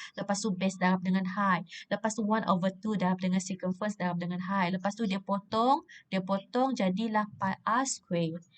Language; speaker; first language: Malay; native; Malay